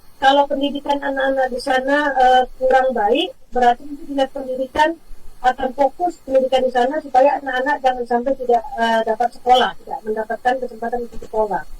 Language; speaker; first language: Indonesian; native; Indonesian